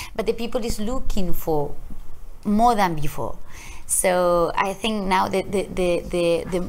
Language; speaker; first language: English; non-native, learner; Spanish